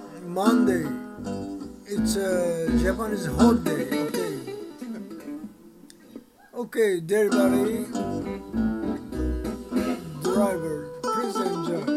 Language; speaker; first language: English; non-native, learner; Japanese